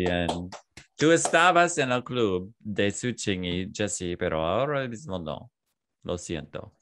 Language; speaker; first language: Spanish; non-native, learner; English